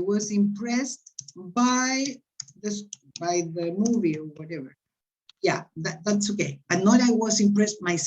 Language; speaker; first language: English; non-native, fluent; Spanish